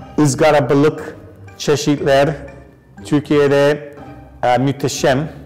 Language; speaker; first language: Turkish; non-native, learner; English